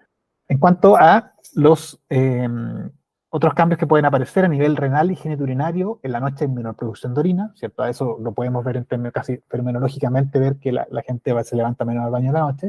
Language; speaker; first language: Spanish; native; Spanish